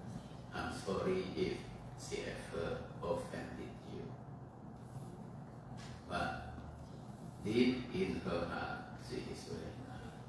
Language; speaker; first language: English; non-native, fluent; Indonesian